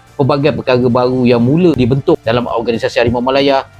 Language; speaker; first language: Malay; native; Malay